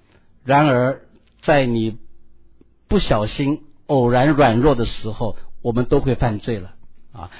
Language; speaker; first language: Chinese; native; Chinese